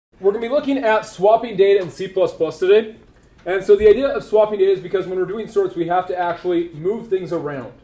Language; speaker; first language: English; native; English